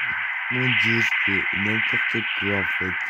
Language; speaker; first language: French; native; French